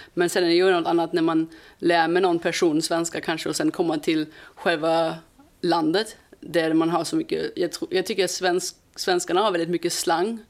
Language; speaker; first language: Swedish; non-native, fluent; German